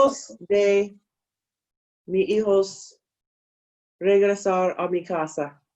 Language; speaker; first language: Spanish; non-native, learner; English